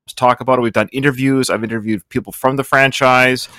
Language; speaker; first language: English; native; English